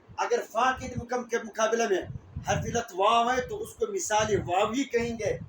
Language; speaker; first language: Urdu; non-native, local second language; Pashto